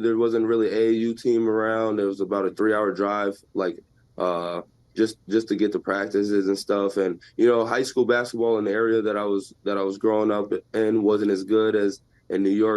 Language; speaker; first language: English; native; English